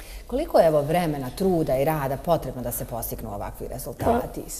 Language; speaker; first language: Serbian; native; Serbian